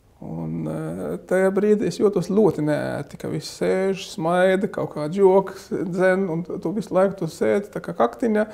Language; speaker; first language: Latvian; non-native, fluent; Arabic